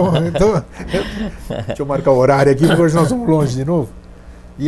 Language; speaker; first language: Portuguese; native; Portuguese